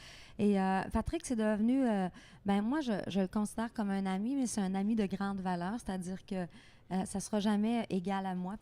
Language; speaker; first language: French; native; French